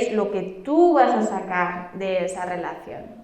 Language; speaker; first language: Spanish; native; Spanish